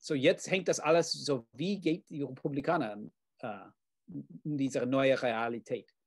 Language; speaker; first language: German; non-native, fluent; English